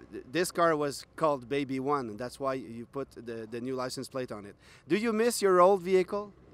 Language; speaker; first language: English; non-native, fluent; French